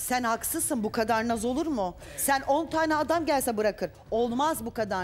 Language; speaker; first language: Turkish; native; Turkish